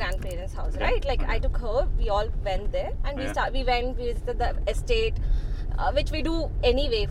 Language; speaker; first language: English; non-native, local second language; Kannada